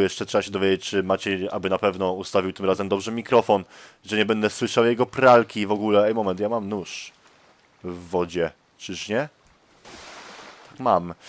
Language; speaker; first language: Polish; native; Polish